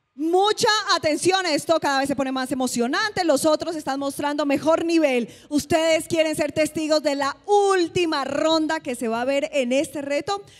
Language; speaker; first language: Spanish; native; Spanish